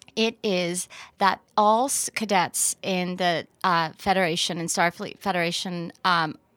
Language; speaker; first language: English; early bilingual, other home language; Persian